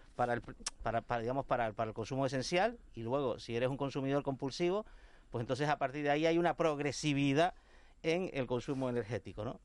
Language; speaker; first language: Spanish; native; Spanish